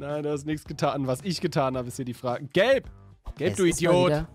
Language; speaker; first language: German; native; German